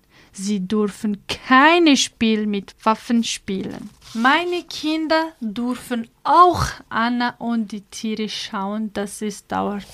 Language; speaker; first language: German; non-native, learner; Arabic